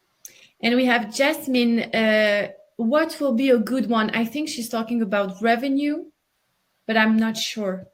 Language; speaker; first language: English; non-native, fluent; French